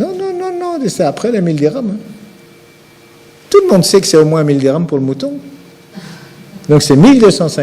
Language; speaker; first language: French; native; French